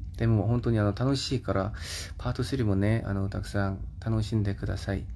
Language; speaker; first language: Japanese; non-native, fluent; Korean